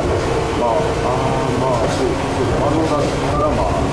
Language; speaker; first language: Japanese; native; Japanese